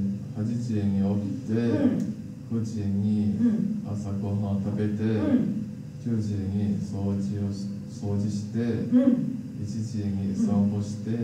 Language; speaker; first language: Japanese; non-native, learner; Portuguese